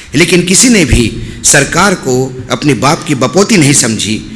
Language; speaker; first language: Hindi; non-native, local second language; Marathi